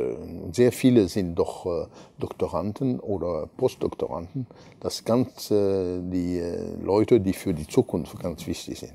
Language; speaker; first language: German; non-native, fluent; French